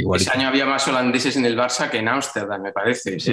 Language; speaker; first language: Spanish; native; Spanish